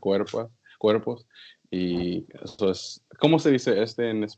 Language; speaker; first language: Spanish; non-native, learner; English